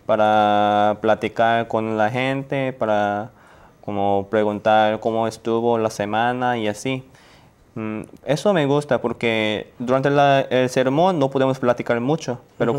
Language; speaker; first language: Spanish; non-native, learner; Korean